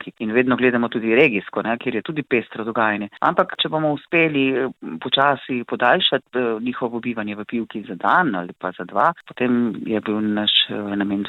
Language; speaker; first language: Slovenian; native; Slovenian